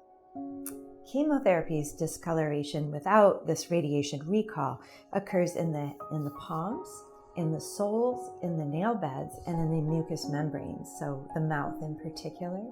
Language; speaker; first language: English; native; English